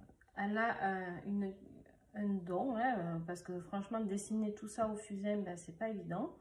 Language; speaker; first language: French; native; French